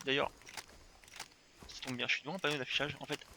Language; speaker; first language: French; native; French